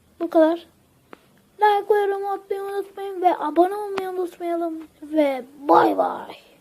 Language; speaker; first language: Turkish; native; Turkish